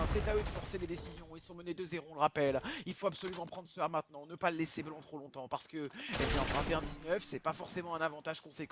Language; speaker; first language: French; native; French